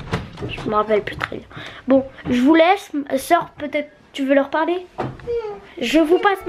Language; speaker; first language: French; native; French